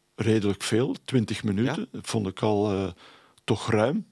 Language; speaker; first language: Dutch; native; Dutch